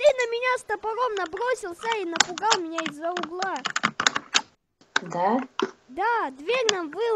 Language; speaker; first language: Russian; native; Russian